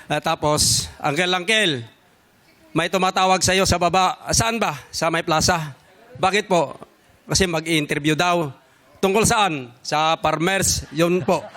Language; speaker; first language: Filipino; non-native, local second language; Iloko